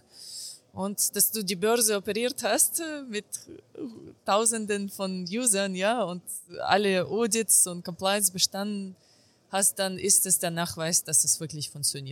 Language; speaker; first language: German; non-native, fluent; Ukrainian